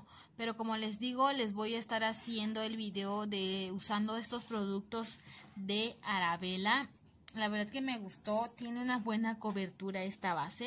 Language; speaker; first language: Spanish; native; Spanish